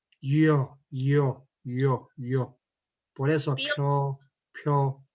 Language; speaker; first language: Spanish; non-native, learner; Korean